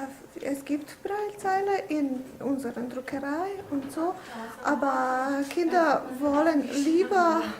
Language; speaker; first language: German; non-native, fluent; Bosnian